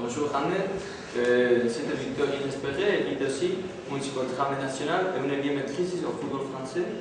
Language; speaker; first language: French; non-native, learner; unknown